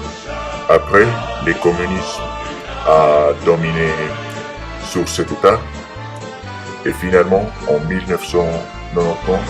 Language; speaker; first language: French; non-native, learner; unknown